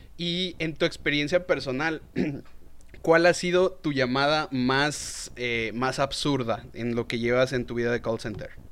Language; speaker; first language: Spanish; native; Spanish